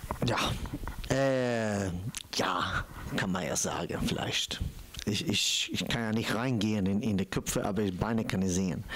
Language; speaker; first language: German; non-native, fluent; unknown